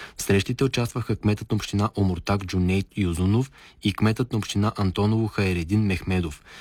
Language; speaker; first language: Bulgarian; native; Bulgarian